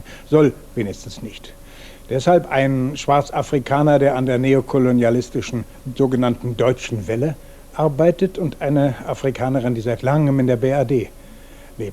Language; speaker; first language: German; native; German